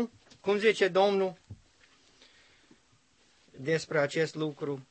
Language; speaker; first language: Romanian; non-native, learner; English